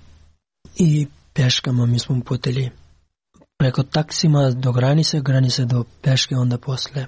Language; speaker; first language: Serbian; non-native, learner; Pashto